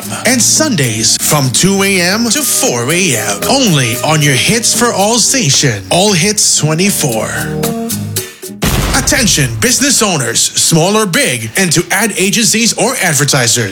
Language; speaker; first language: English; non-native, local second language; Filipino